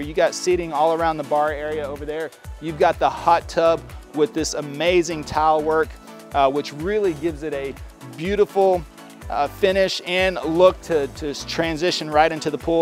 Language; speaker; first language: English; native; English